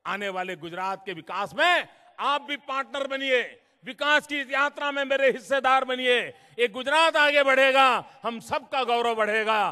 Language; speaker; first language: Hindi; non-native, local second language; Gujarati